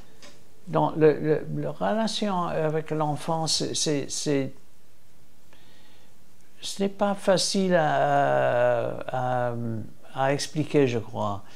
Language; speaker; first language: French; non-native, fluent; English